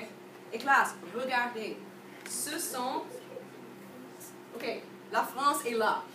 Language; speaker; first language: French; non-native, fluent; English